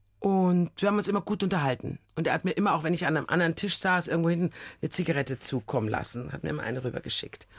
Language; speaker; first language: German; native; German